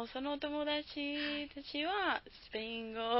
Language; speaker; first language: Japanese; non-native, learner; Spanish